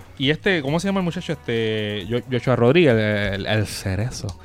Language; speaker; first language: Spanish; native; Spanish